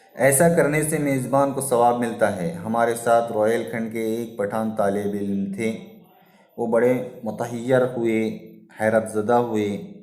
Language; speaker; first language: Urdu; native; Urdu